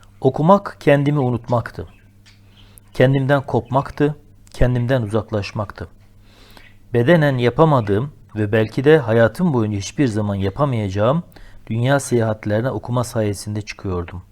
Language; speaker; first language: Turkish; native; Turkish